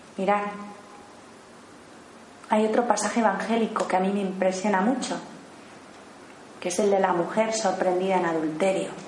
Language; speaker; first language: Spanish; native; Spanish